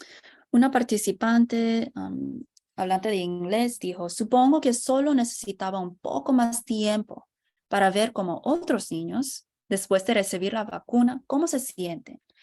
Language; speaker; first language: Spanish; non-native, fluent; English